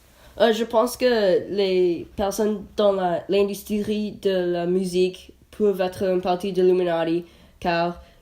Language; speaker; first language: French; non-native, learner; English